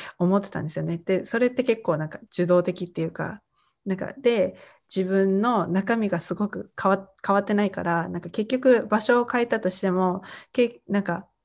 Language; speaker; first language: Japanese; native; Japanese